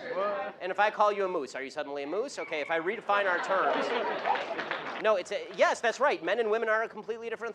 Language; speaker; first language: English; native; English